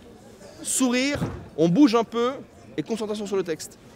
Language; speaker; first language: French; native; French